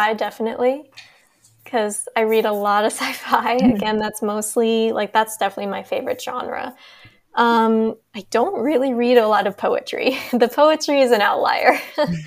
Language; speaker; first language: English; native; English